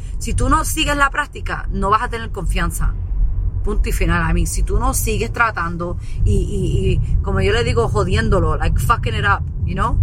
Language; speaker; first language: Spanish; early bilingual, other home language; English